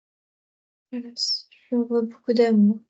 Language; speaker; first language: French; native; French